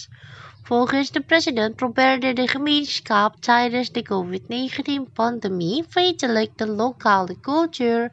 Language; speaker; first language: Dutch; non-native, fluent; Indonesian